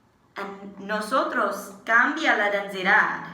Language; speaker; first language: Spanish; non-native, learner; English